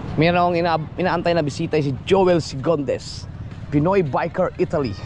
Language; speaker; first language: Filipino; non-native, local second language; Cebuano